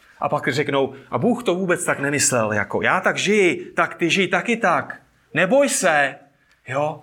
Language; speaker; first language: Czech; native; Czech